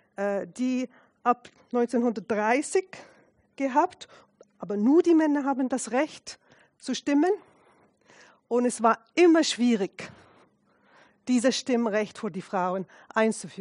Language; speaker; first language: German; non-native, fluent; Arabic